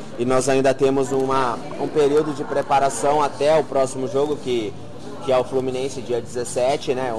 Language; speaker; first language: Portuguese; native; Portuguese